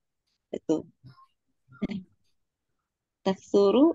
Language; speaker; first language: Indonesian; native; Indonesian